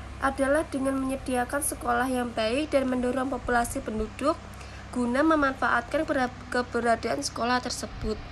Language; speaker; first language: Indonesian; native; Indonesian